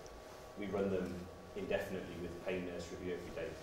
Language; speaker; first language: English; native; English